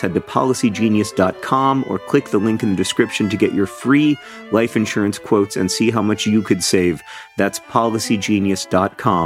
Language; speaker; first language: English; native; English